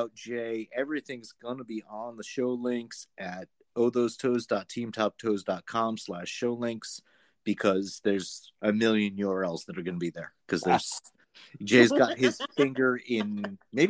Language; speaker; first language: English; native; English